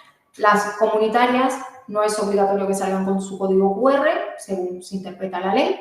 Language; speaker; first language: Spanish; native; Spanish